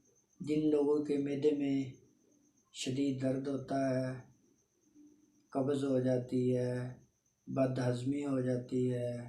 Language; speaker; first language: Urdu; non-native, local second language; Punjabi